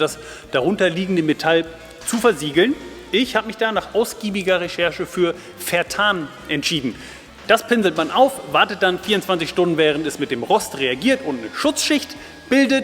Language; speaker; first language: German; native; German